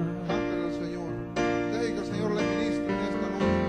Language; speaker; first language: Spanish; native; Spanish